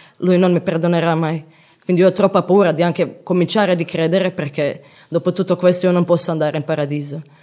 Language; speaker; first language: Italian; non-native, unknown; Croatian